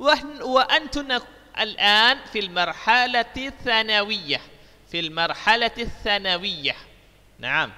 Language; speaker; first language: Arabic; non-native, fluent; Indonesian